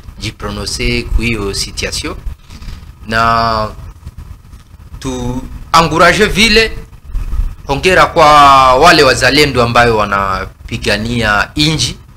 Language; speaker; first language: Swahili; native; Swahili